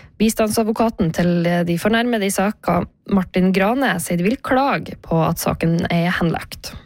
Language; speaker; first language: Norwegian; native; Norwegian